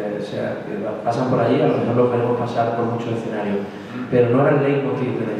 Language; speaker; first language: Spanish; native; Spanish